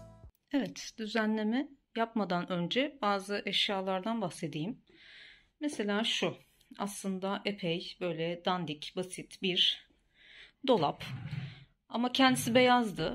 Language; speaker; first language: Turkish; native; Turkish